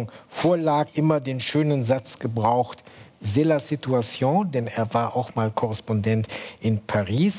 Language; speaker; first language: German; native; German